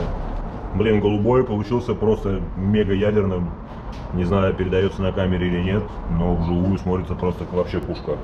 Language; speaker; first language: Russian; native; Russian